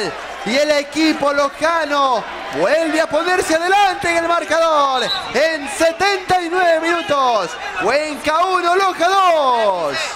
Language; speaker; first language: Spanish; native; Spanish